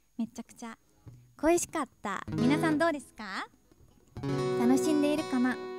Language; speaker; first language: Japanese; non-native, fluent; Thai